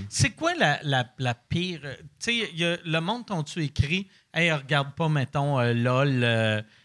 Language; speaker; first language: French; native; French